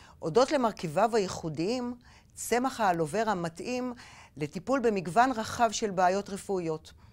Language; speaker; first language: Hebrew; native; Hebrew